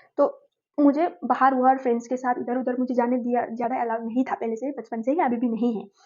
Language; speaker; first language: Hindi; non-native, local second language; Nepali